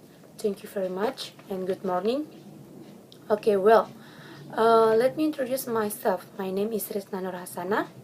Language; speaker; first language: English; non-native, learner; Indonesian